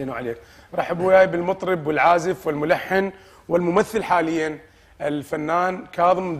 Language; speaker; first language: Arabic; native; Arabic